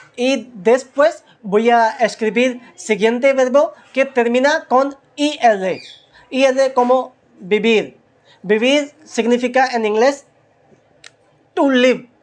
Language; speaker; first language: Spanish; non-native, learner; Hindi